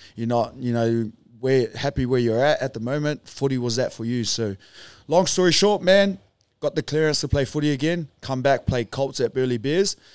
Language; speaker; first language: English; native; English